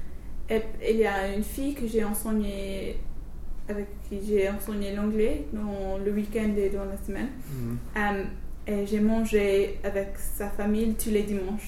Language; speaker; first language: French; non-native, fluent; English